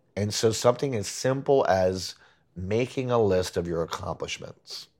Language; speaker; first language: English; early bilingual, other home language; Spanish